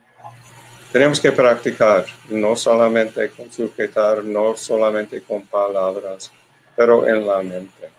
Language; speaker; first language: Spanish; non-native, learner; English